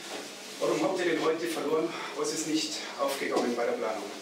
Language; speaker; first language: German; native; German